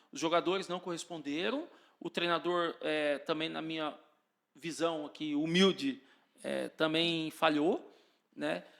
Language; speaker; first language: Portuguese; native; Portuguese